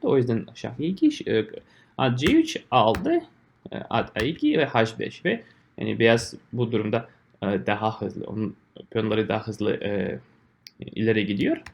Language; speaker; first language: Turkish; non-native, fluent; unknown